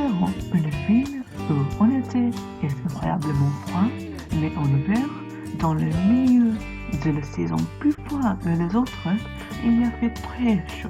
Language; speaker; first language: French; non-native, learner; English